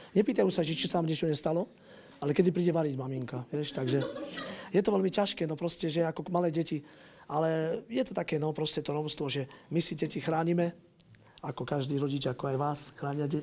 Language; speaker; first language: Slovak; non-native, local second language; Romany